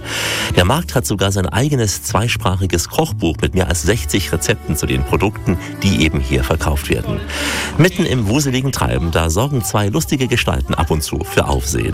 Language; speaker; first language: German; native; German